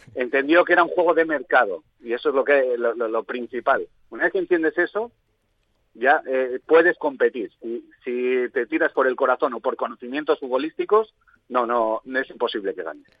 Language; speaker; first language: Spanish; native; Spanish